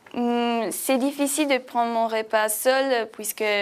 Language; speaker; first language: French; non-native, fluent; Italian